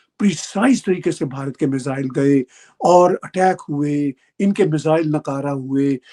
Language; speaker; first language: Urdu; native; Urdu